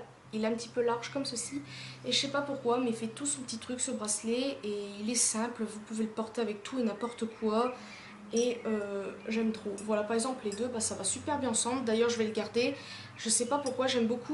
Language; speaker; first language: French; native; French